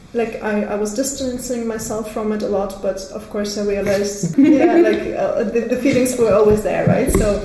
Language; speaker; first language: English; non-native, fluent; Russian